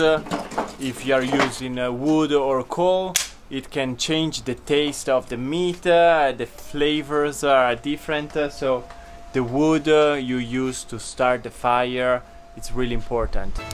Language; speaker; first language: English; non-native, learner; Italian